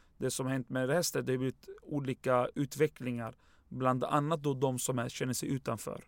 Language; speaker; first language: Swedish; early bilingual, other home language; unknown